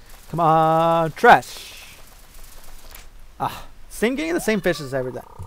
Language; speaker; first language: English; early bilingual, other home language; Spanish